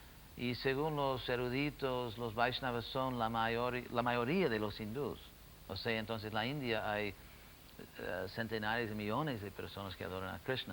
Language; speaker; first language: Spanish; non-native, fluent; English